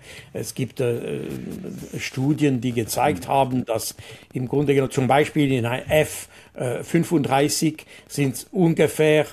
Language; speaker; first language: German; non-native, local second language; French